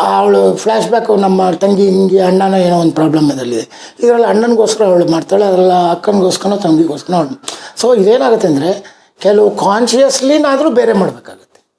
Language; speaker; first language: Kannada; native; Kannada